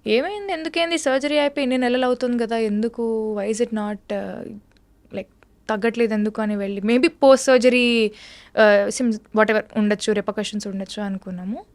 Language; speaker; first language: Telugu; native; Telugu